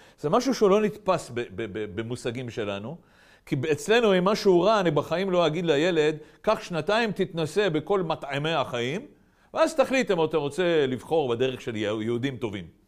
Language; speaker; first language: Hebrew; native; Hebrew